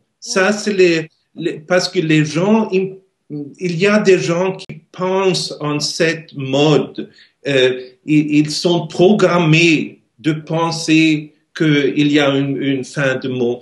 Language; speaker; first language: French; non-native, learner; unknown